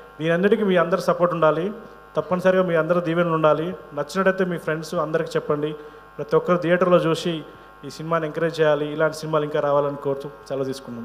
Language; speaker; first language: Telugu; native; Telugu